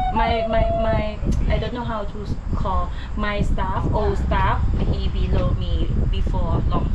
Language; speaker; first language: English; non-native, learner; Thai